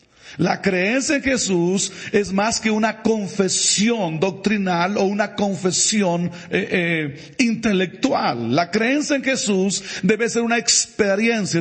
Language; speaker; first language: Spanish; native; Spanish